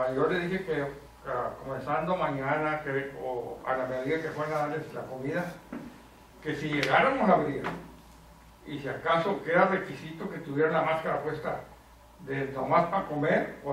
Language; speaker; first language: Spanish; early bilingual, heritage; Spanish